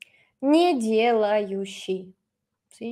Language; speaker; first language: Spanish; non-native, fluent; Russian